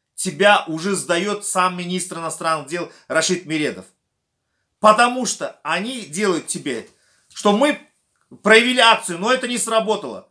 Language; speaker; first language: Russian; non-native, local second language; Turkmen